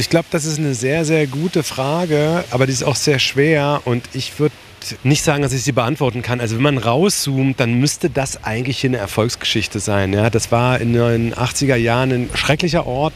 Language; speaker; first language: German; native; German